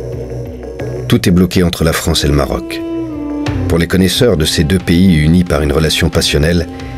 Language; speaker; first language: French; native; French